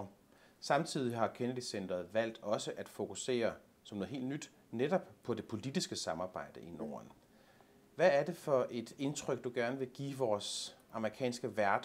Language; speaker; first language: Danish; native; Danish